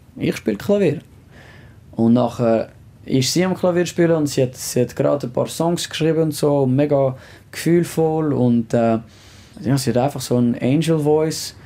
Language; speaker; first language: German; non-native, local second language; French